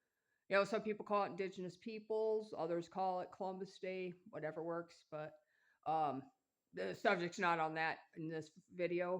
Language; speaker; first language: English; native; English